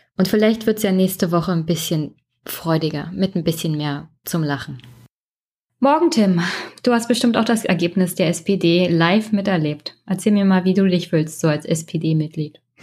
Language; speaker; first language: German; native; German